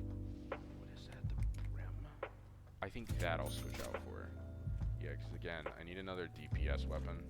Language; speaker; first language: English; native; English